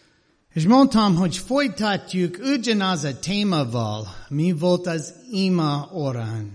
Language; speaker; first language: Hungarian; non-native, learner; English